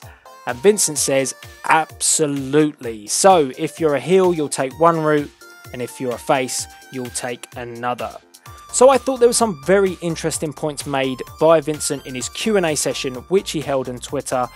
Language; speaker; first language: English; native; English